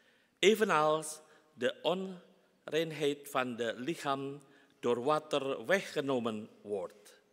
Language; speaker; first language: Dutch; non-native, fluent; Indonesian